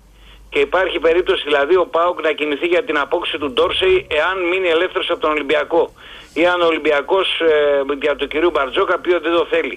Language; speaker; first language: Greek; native; Greek